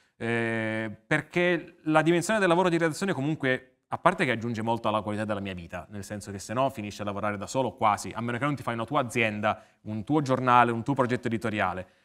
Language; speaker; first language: Italian; native; Italian